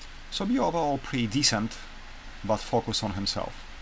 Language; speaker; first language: English; non-native, fluent; Polish